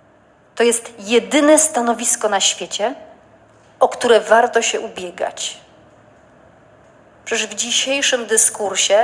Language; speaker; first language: Polish; native; Polish